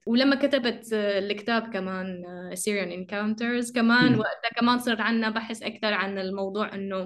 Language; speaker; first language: Arabic; native; Arabic